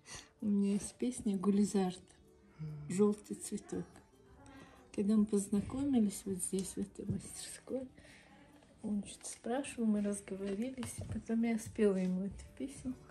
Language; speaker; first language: Russian; non-native, local second language; Tajik